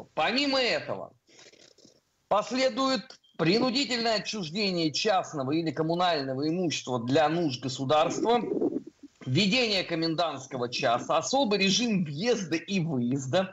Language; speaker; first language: Russian; native; Russian